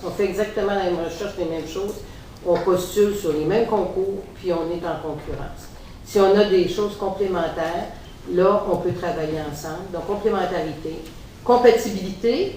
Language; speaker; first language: French; native; French